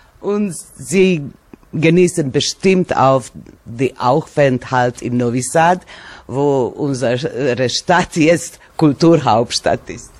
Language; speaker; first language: German; non-native, fluent; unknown